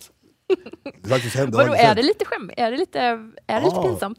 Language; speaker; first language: Swedish; native; Swedish